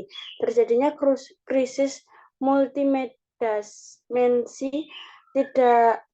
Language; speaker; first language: Indonesian; native; Indonesian